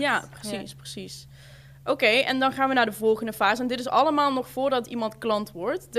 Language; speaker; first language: Dutch; native; Dutch